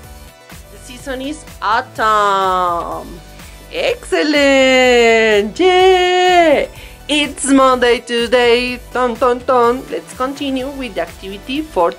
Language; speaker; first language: English; non-native, fluent; Spanish